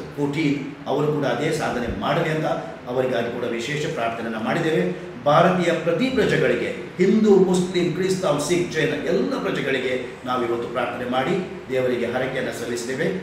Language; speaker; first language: Kannada; non-native, local second language; Konkani